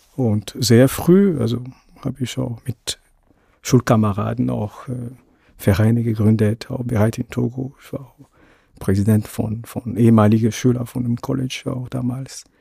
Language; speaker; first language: German; non-native, fluent; Ewe